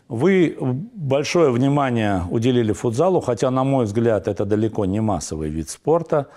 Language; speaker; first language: Russian; non-native, local second language; Armenian